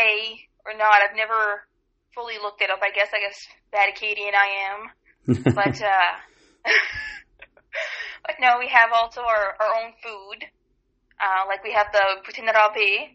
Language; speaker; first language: English; non-native, fluent; French